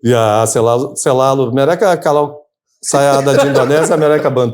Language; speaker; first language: Indonesian; non-native, fluent; Portuguese